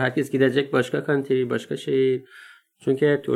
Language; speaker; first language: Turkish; non-native, learner; Persian